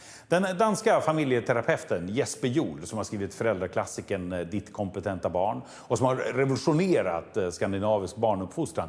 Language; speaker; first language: Swedish; native; Swedish